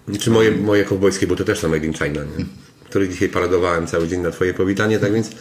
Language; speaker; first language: Polish; native; Polish